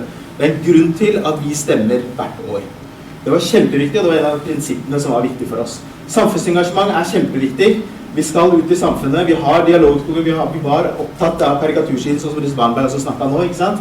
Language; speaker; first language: Norwegian; early bilingual, other home language; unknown